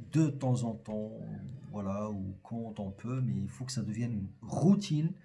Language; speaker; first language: French; non-native, local second language; Arabic